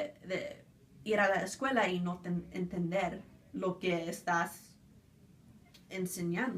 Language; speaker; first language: Spanish; early bilingual, other home language; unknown